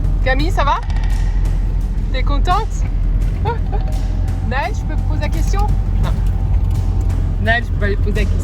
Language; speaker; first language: French; native; French